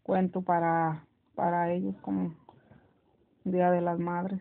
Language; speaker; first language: Spanish; native; Spanish